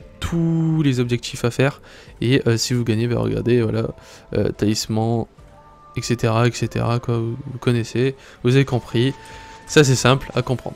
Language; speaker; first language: French; native; French